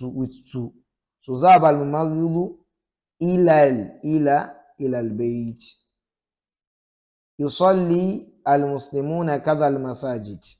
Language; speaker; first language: Arabic; non-native, fluent; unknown